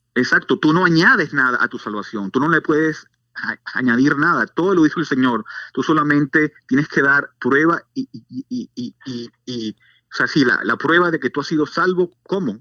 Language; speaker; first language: Spanish; native; Spanish